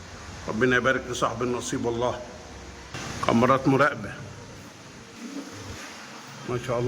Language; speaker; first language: Arabic; native; Arabic